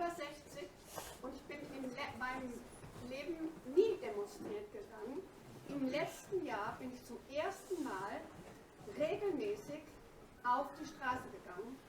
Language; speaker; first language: German; non-native, fluent; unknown